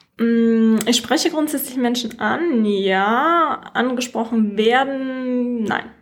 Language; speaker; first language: German; native; German